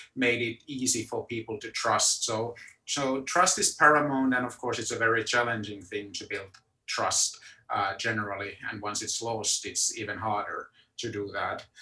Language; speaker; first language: English; non-native, fluent; Finnish